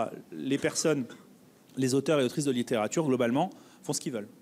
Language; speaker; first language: French; native; French